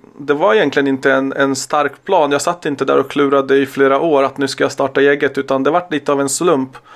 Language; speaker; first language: Swedish; early bilingual, other home language; Serbian